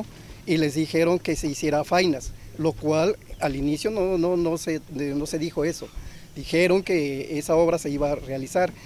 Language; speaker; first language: Spanish; native; Spanish